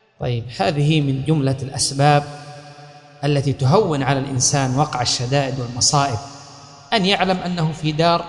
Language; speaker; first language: Arabic; native; Arabic